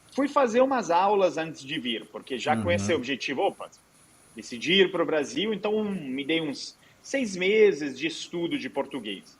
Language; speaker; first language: Portuguese; non-native, fluent; Italian